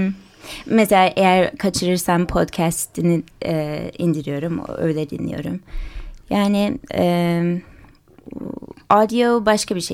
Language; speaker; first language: Turkish; early bilingual, heritage; English